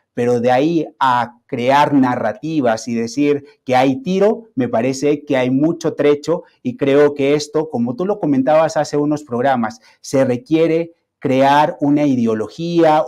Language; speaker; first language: Spanish; native; Spanish